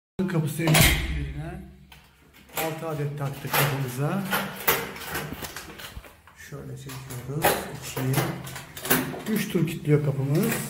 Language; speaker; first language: Turkish; native; Turkish